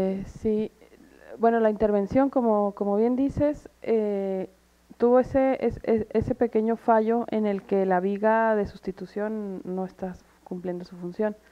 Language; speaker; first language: Spanish; native; Spanish